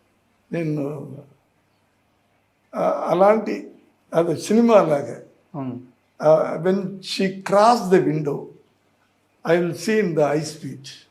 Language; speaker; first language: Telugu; non-native, learner; Tamil